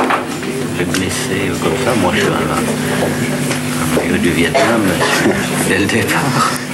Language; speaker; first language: French; native; French